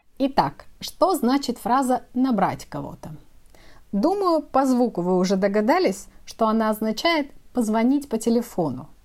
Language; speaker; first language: Russian; native; Russian